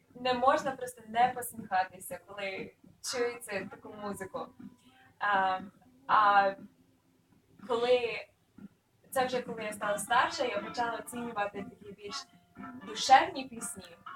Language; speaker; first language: Ukrainian; early bilingual, other home language; English